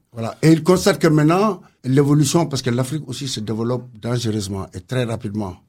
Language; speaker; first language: French; non-native, local second language; Wolof